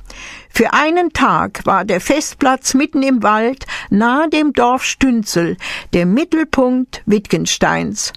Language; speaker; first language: German; native; German